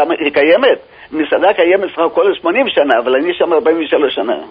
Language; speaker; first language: Hebrew; non-native, fluent; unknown